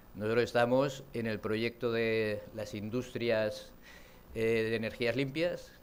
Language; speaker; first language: Spanish; native; Spanish